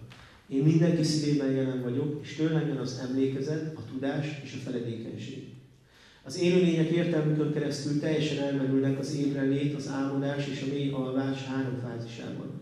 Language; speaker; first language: Hungarian; native; Hungarian